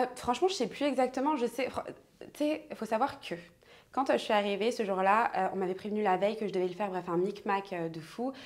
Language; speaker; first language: French; native; French